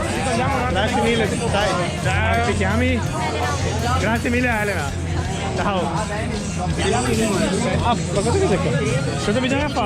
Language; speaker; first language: Italian; native; Italian